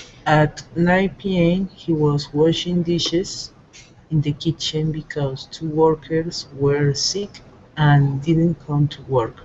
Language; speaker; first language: English; non-native, learner; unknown